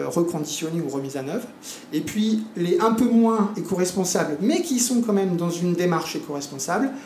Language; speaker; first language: French; native; French